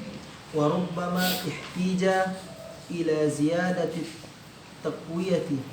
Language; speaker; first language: Arabic; non-native, learner; Indonesian